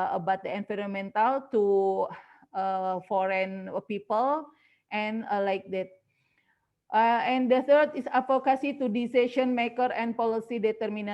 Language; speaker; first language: English; non-native, learner; Indonesian